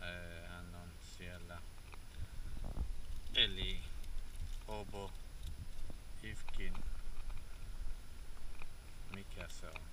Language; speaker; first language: Finnish; non-native, fluent; Central Kurdish